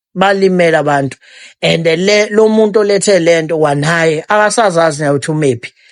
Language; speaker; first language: Zulu; native; Zulu